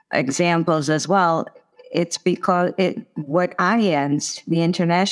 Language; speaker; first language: English; non-native, fluent; Italian